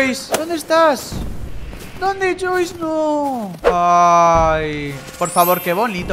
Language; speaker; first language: Spanish; native; Spanish